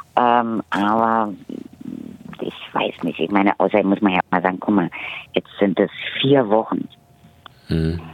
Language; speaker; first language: German; native; German